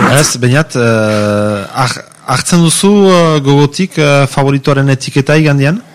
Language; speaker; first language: Basque; native; Basque